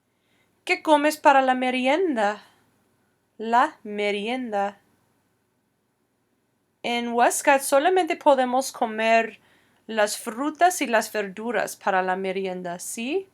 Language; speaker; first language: Spanish; non-native, fluent; English